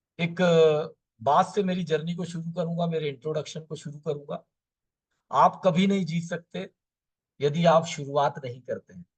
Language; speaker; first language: Hindi; native; Hindi